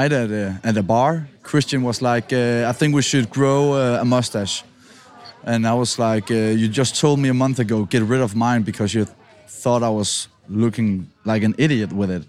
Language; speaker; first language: English; non-native, fluent; Danish